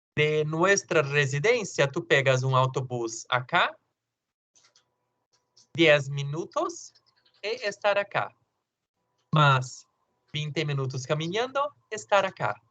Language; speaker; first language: Spanish; non-native, learner; Portuguese